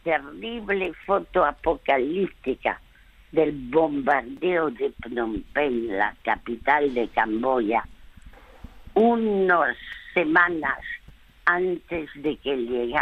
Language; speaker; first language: Spanish; early bilingual, other home language; French